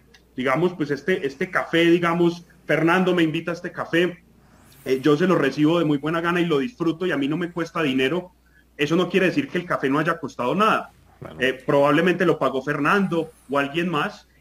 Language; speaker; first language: Spanish; native; Spanish